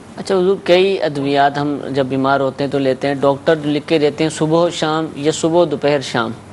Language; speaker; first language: Urdu; native; Urdu